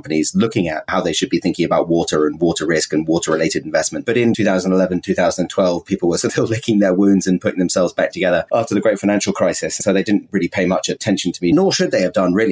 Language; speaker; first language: English; native; English